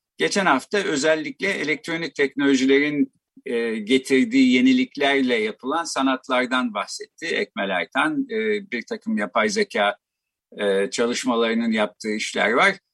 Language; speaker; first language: Turkish; native; Turkish